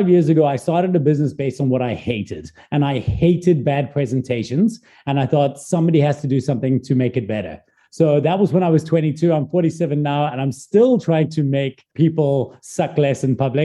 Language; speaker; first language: English; native; English